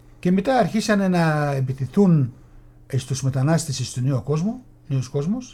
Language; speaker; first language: Greek; non-native, fluent; Arabic